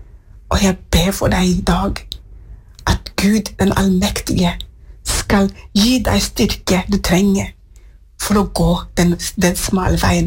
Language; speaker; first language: Norwegian; non-native, fluent; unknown